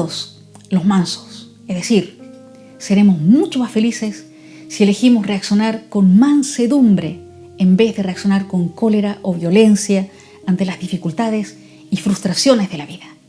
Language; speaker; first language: Spanish; native; Spanish